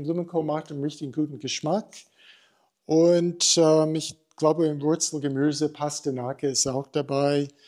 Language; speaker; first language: German; non-native, fluent; English